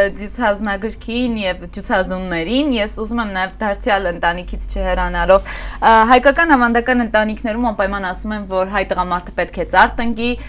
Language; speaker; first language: Armenian; native; Armenian